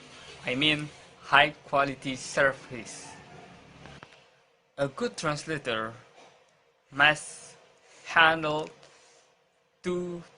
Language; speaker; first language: English; non-native, learner; Indonesian